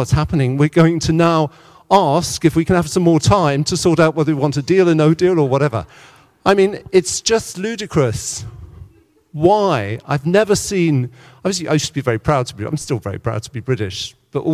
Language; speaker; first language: English; native; English